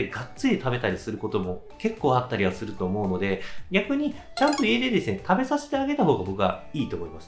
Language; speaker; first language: Japanese; native; Japanese